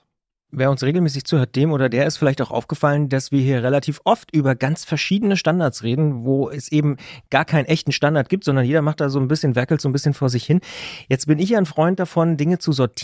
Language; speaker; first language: German; native; German